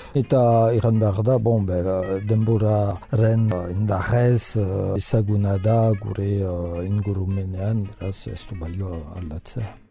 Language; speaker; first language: Basque; non-native, local second language; French